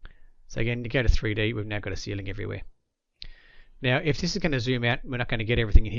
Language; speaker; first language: English; native; English